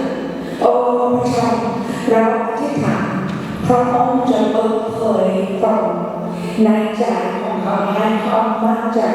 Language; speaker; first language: Thai; non-native, local second language; Akha